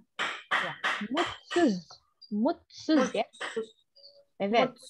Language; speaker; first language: Turkish; non-native, fluent; Indonesian